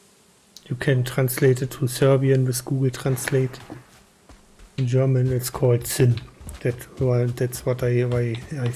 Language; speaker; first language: English; non-native, learner; German